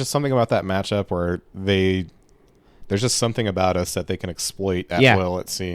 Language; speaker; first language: English; native; English